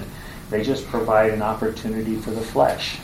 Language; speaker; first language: English; native; English